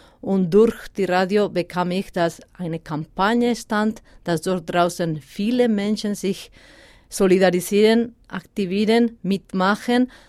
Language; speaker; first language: German; non-native, learner; Basque